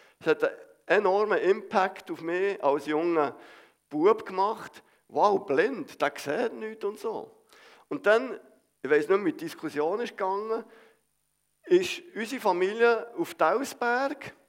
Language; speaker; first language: German; native; German